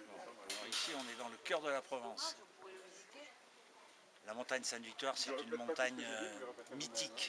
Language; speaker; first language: French; native; French